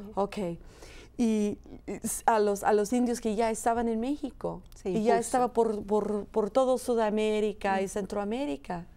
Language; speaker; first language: Spanish; early bilingual, heritage; Spanish